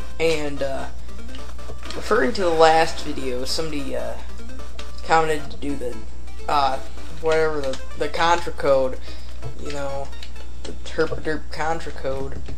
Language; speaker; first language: English; native; English